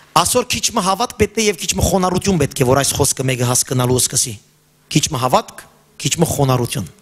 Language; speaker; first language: Armenian; early bilingual, heritage; Armenian